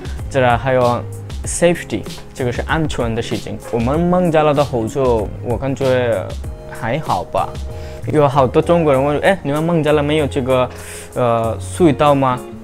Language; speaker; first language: Chinese; non-native, learner; Bangla